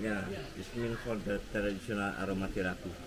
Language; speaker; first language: English; non-native, learner; Indonesian